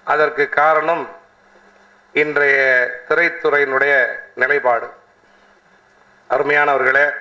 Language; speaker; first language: Tamil; native; Tamil